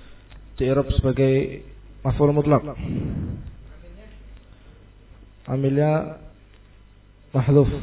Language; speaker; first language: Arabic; non-native, learner; Indonesian